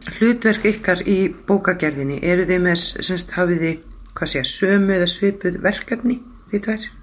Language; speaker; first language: Icelandic; native; Icelandic